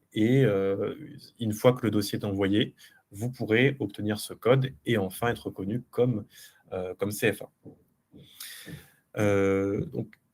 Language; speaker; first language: French; native; French